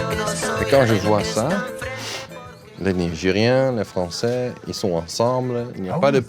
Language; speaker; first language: French; non-native, fluent; Dutch